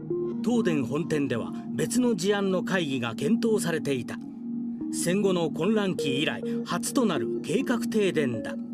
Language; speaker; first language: Japanese; native; Japanese